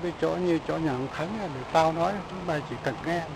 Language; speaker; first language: Vietnamese; native; Vietnamese